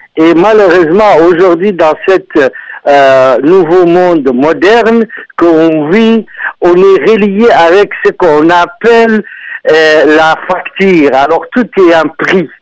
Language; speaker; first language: French; non-native, local second language; Arabic